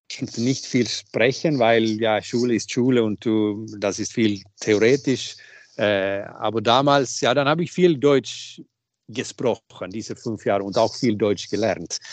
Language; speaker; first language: German; non-native, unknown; Swedish